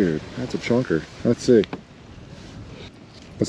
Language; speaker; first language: English; native; English